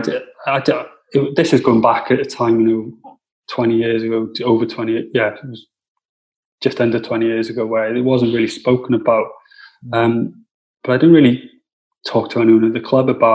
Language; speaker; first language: English; native; English